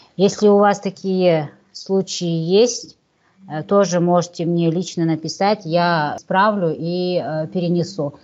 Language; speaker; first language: Russian; non-native, local second language; Kazakh